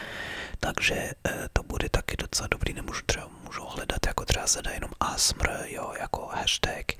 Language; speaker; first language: Czech; early bilingual, heritage; Czech